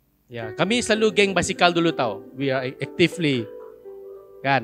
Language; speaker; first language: English; non-native, local second language; Malay